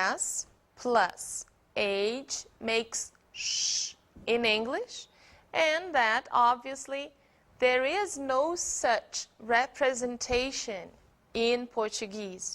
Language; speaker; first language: English; non-native, fluent; Portuguese